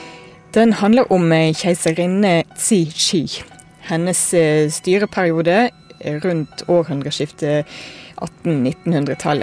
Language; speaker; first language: Norwegian; native; Norwegian